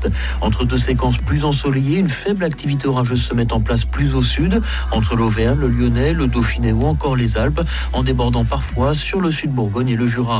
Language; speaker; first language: French; native; French